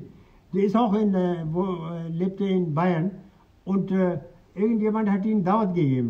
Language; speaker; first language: German; non-native, fluent; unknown